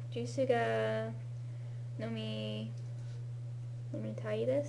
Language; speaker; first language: Japanese; non-native, learner; English